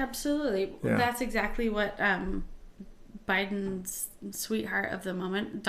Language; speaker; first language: English; native; English